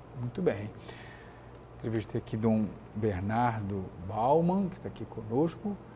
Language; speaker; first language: Portuguese; native; Portuguese